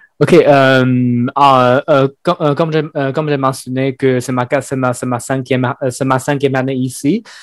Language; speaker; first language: French; non-native, learner; Chinese